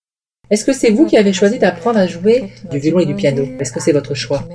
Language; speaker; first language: French; native; French